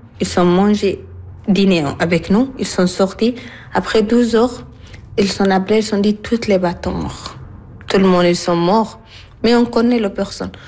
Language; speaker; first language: French; non-native, learner; Arabic